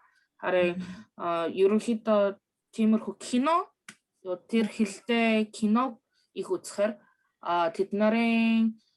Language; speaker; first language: Mongolian; early bilingual, other home language; Korean